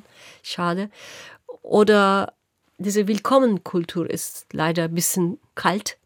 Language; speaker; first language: German; non-native, local second language; Turkish